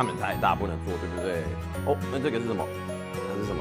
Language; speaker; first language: Chinese; non-native, fluent; Swedish